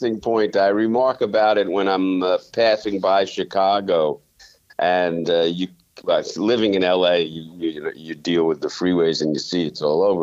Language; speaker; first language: English; native; English